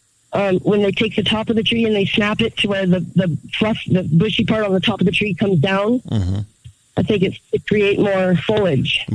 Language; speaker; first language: English; native; English